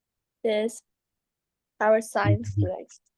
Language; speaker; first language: English; non-native, learner; Chinese